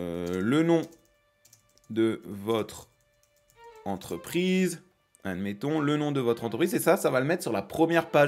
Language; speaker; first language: French; native; French